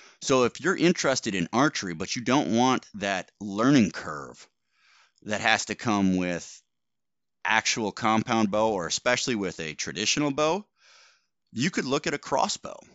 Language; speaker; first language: English; native; English